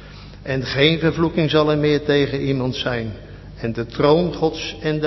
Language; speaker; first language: Dutch; native; Dutch